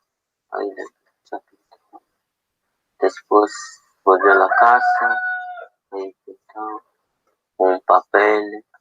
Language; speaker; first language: Spanish; non-native, local second language; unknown